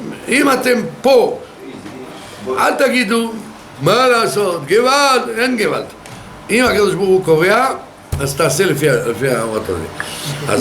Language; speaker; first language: Hebrew; non-native, fluent; French